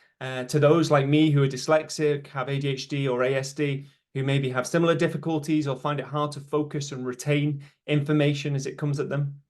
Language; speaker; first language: English; native; English